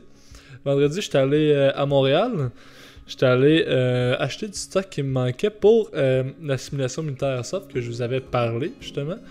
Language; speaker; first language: French; native; French